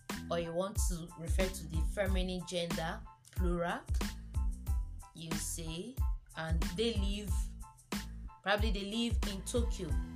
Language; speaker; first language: English; non-native, local second language; Yoruba